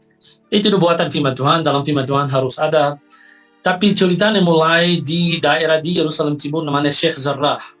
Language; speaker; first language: Indonesian; non-native, fluent; Arabic